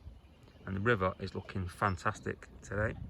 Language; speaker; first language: English; native; English